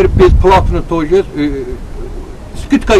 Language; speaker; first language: Russian; non-native, learner; Azerbaijani